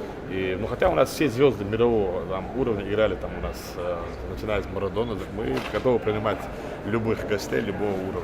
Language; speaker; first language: Russian; non-native, local second language; Chechen